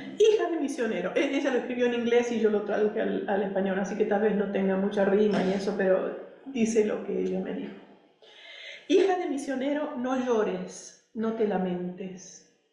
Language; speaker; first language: Spanish; early bilingual, other home language; English